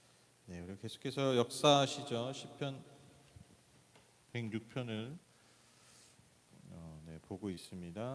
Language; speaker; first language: Korean; native; Korean